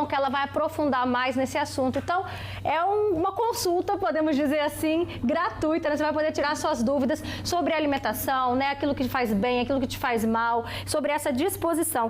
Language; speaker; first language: Portuguese; native; Portuguese